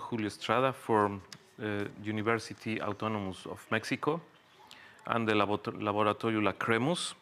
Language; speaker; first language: English; non-native, fluent; Spanish